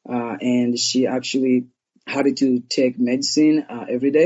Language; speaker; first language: English; non-native, local second language; Kinyarwanda